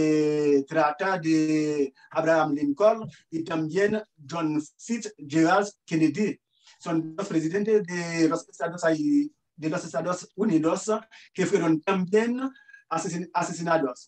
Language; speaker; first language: Spanish; non-native, fluent; Haitian Creole